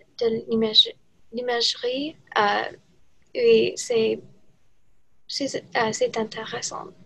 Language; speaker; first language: French; non-native, learner; English